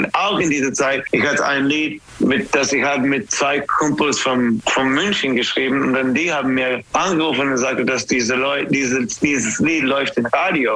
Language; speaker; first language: German; non-native, learner; English